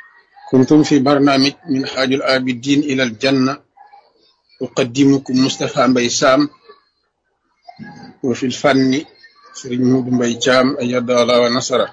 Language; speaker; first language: Arabic; non-native, fluent; Wolof